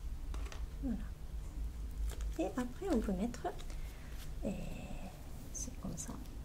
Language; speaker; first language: French; non-native, learner; Japanese